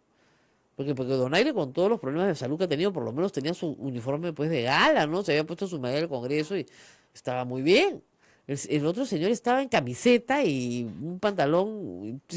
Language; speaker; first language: Spanish; native; Spanish